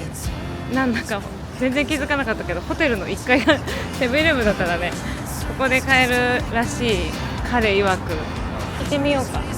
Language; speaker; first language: Japanese; native; Japanese